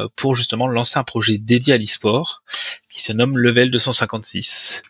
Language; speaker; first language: French; native; French